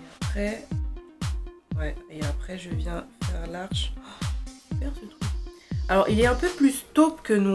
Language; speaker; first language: French; native; French